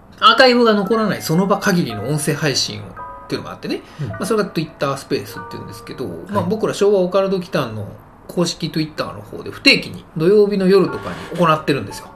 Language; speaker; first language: Japanese; native; Japanese